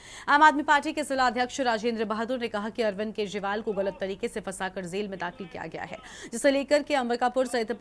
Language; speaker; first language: Hindi; native; Hindi